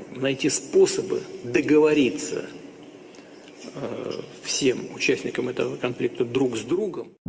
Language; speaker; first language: Russian; native; Russian